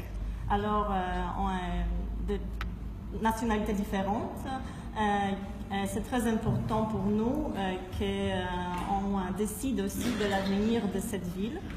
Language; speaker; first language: French; non-native, fluent; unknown